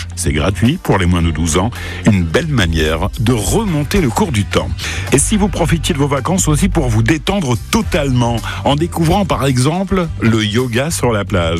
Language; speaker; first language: French; native; French